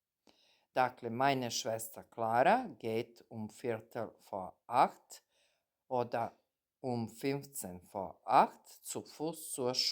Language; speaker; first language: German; non-native, fluent; Serbian